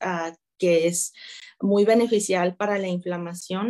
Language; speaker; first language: Spanish; early bilingual, heritage; Spanish